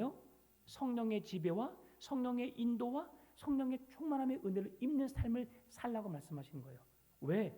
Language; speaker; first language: Korean; native; Korean